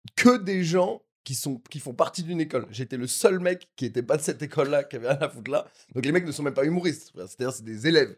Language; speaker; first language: French; native; French